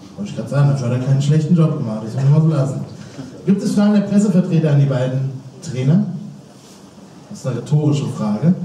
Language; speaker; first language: German; native; German